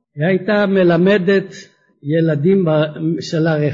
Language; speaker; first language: Hebrew; non-native, fluent; French